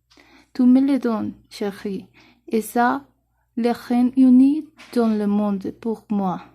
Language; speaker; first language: French; non-native, learner; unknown